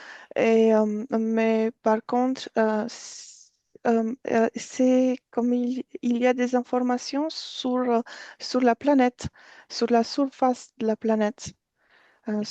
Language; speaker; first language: French; non-native, fluent; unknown